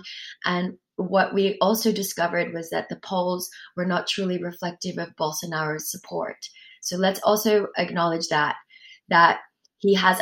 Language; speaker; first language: English; native; English